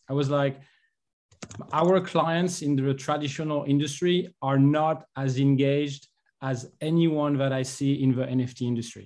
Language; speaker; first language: English; non-native, fluent; French